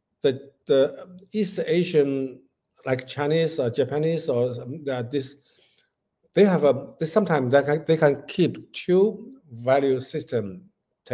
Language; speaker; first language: English; non-native, learner; Chinese